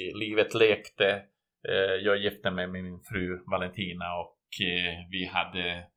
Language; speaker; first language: Swedish; non-native, fluent; Bosnian